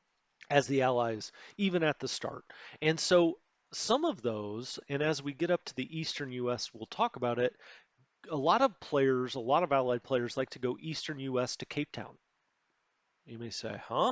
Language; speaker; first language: English; native; English